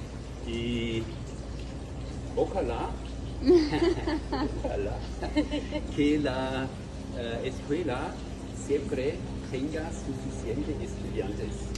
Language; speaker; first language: Spanish; non-native, learner; German